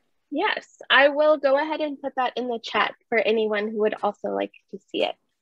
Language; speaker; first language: English; early bilingual, other home language; Spanish